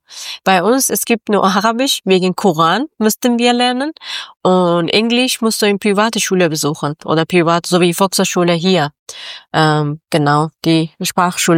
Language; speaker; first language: German; non-native, learner; Persian